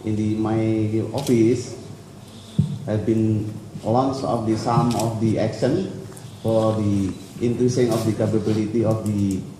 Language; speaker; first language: English; non-native, learner; Indonesian